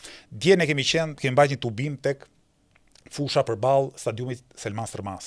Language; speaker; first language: Albanian; native; Albanian